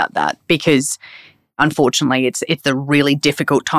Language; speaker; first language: English; native; English